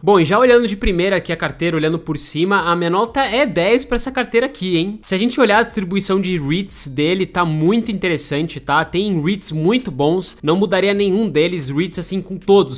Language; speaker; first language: Portuguese; native; Portuguese